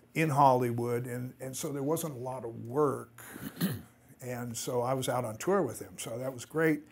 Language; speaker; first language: English; native; English